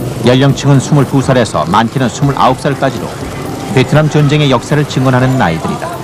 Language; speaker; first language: Korean; native; Korean